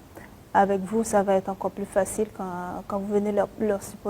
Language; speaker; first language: French; non-native, local second language; Haitian Creole